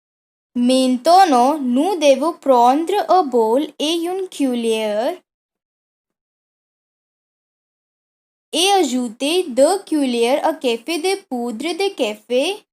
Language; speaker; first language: French; non-native, learner; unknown